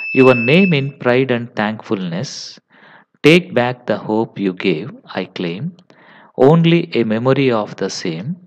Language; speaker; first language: English; non-native, local second language; Telugu